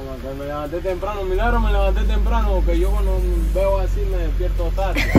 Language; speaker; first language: Spanish; native; Spanish